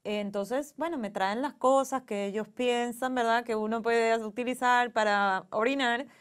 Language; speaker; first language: Spanish; native; Spanish